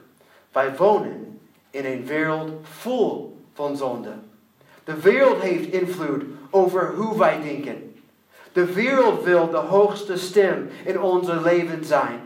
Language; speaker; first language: Dutch; non-native, learner; English